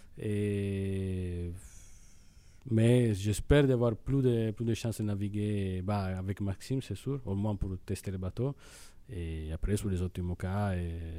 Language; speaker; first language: French; non-native, fluent; Italian